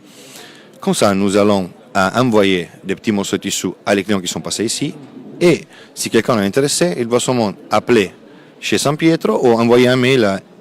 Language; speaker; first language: French; non-native, fluent; Italian